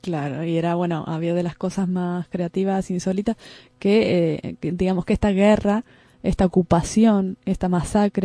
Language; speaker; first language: Spanish; native; Spanish